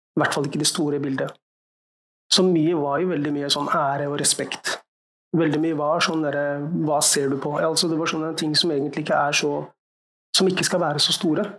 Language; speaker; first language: Norwegian; early bilingual, other home language; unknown